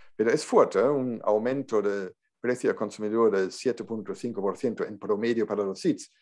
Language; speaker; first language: Spanish; non-native, fluent; German